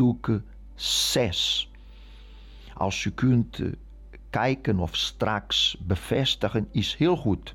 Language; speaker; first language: Dutch; non-native, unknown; Portuguese